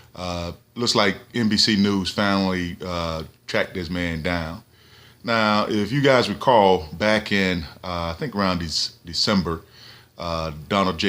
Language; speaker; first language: English; native; English